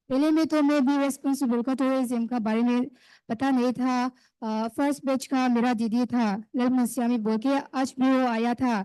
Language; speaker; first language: Hindi; non-native, local second language; Mizo